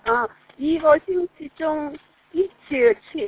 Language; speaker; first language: Chinese; non-native, learner; Korean